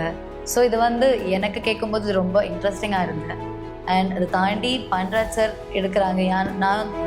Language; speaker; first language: Tamil; non-native, learner; Malayalam